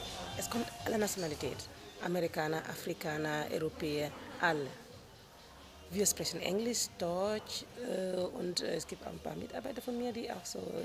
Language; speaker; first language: German; non-native, fluent; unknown